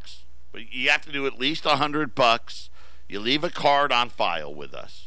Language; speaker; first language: English; native; English